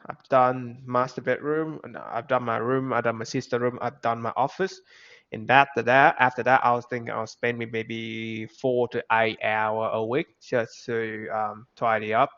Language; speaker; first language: English; non-native, fluent; Vietnamese